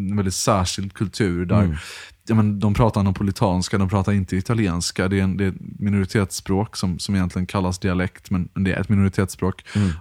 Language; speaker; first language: Swedish; early bilingual, other home language; Italian